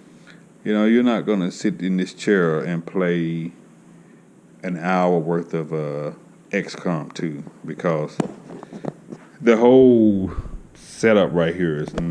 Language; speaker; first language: English; native; English